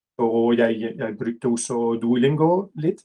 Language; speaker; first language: Norwegian; non-native, learner; French